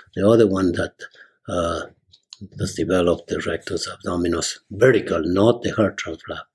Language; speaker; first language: English; non-native, fluent; Spanish